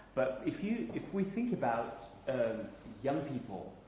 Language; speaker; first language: English; non-native, fluent; Uzbek